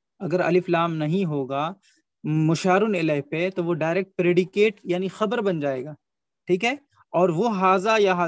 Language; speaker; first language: Hindi; native; Hindi